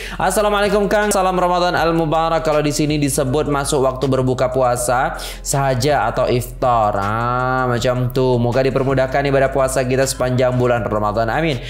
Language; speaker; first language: Indonesian; native; Indonesian